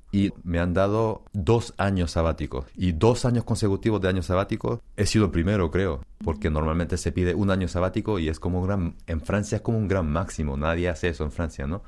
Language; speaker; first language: Spanish; early bilingual, other home language; Korean